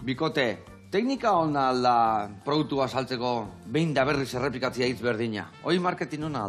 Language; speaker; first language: Basque; native; Basque